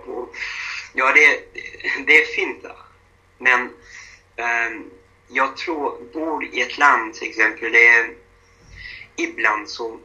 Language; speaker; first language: Swedish; non-native, fluent; English